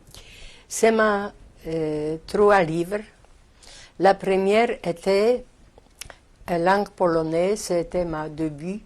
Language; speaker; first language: French; non-native, learner; Polish